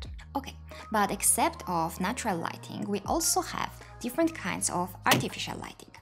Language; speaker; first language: English; non-native, fluent; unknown